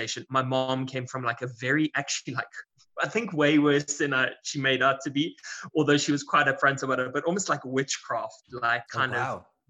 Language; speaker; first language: English; native; English